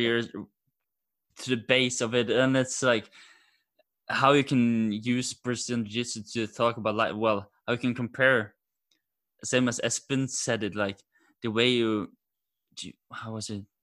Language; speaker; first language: English; non-native, fluent; Norwegian